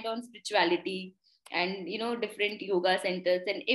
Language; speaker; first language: English; non-native, local second language; Hindi